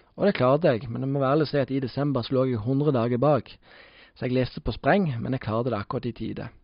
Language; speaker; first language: Norwegian; native; Norwegian